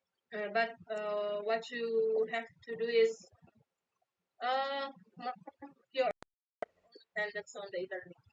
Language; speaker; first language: English; non-native, fluent; Indonesian